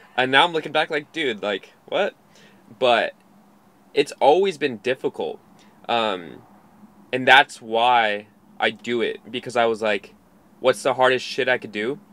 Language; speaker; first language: English; native; English